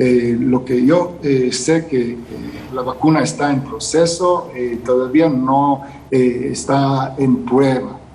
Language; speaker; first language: Spanish; non-native, fluent; Hebrew